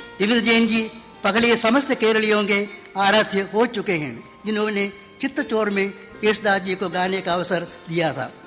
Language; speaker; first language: Hindi; non-native, local second language; Malayalam